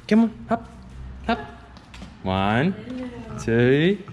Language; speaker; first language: English; native; English